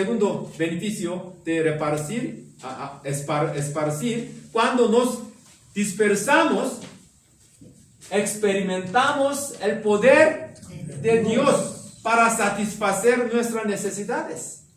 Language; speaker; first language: Spanish; non-native, learner; Korean